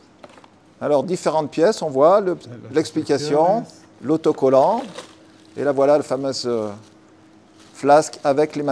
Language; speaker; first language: French; native; French